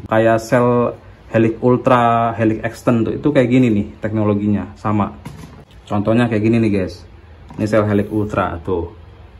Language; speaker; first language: Indonesian; non-native, local second language; Sundanese